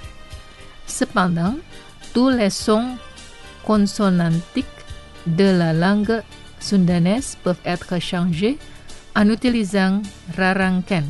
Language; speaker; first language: French; non-native, fluent; Indonesian